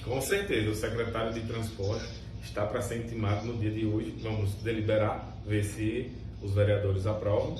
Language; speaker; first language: Portuguese; native; Portuguese